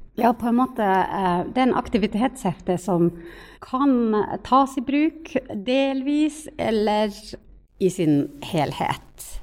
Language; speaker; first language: Norwegian; non-native, fluent; Finnish